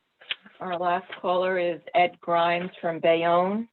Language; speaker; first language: English; native; English